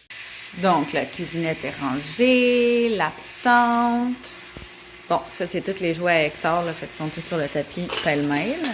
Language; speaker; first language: French; native; French